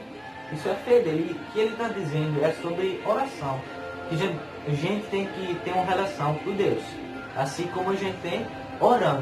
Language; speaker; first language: Portuguese; non-native, learner; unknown